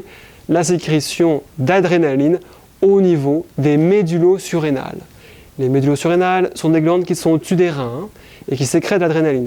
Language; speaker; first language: French; native; French